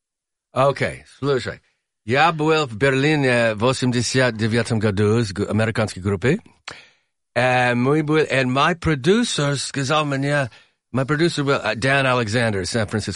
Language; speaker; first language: Russian; non-native, learner; English